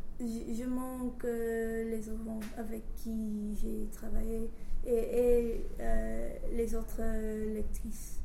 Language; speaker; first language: French; non-native, learner; English